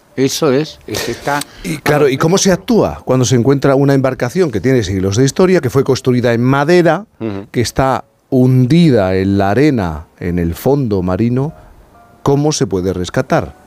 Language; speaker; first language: Spanish; native; Spanish